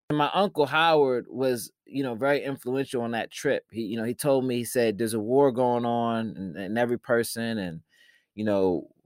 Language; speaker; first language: English; early bilingual, other home language; Shona